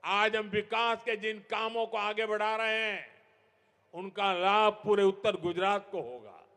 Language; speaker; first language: Hindi; non-native, local second language; Gujarati